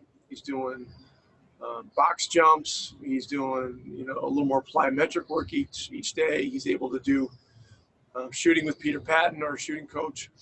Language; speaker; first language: English; native; English